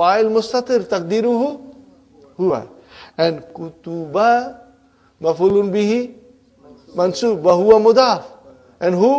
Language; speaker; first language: Arabic; non-native, fluent; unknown